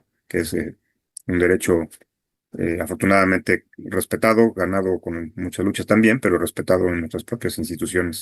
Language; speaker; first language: Spanish; native; Spanish